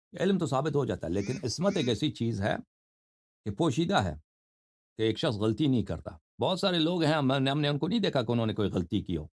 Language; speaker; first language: Urdu; native; Urdu